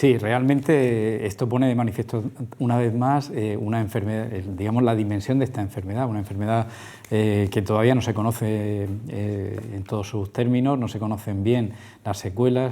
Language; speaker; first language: Spanish; native; Spanish